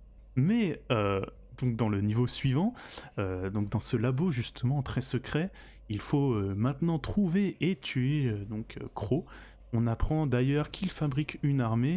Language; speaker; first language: French; native; French